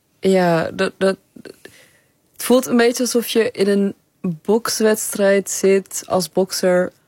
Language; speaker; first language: Dutch; early bilingual, other home language; Persian